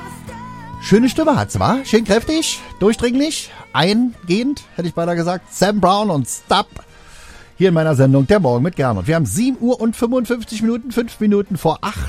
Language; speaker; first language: German; native; German